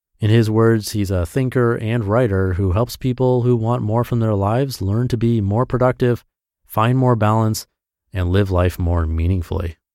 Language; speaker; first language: English; native; English